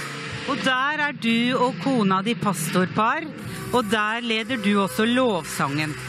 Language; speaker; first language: Norwegian; native; Norwegian